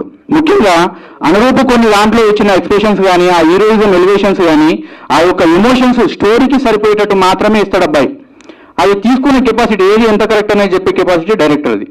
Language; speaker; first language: Telugu; native; Telugu